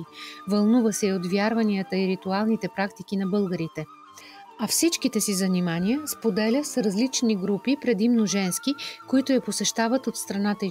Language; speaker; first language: Bulgarian; native; Bulgarian